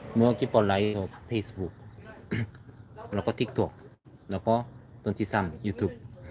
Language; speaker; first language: Thai; non-native, learner; Korean